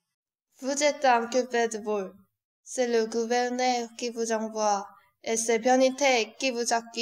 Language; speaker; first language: French; non-native, learner; Korean